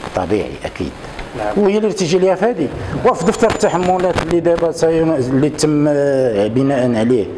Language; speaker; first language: Arabic; native; Arabic